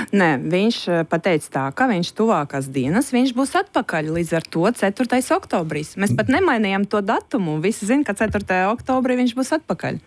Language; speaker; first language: Latvian; non-native, local second language; Russian